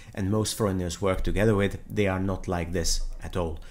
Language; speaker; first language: English; non-native, fluent; Hungarian